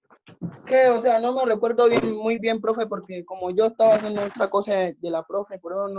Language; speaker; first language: Spanish; native; Spanish